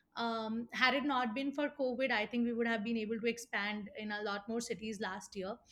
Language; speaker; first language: English; non-native, local second language; Hindi